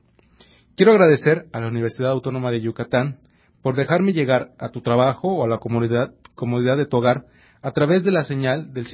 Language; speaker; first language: Spanish; native; Spanish